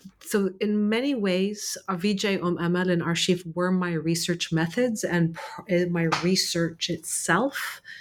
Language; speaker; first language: English; early bilingual, other home language; Arabic